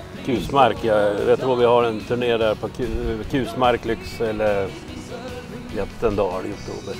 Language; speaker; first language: Swedish; native; Swedish